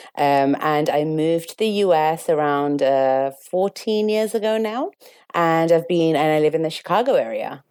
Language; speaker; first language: English; native; English